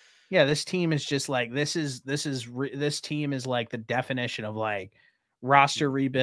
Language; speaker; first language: English; native; English